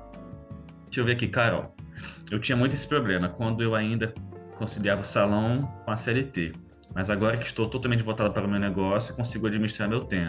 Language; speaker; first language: Portuguese; native; Portuguese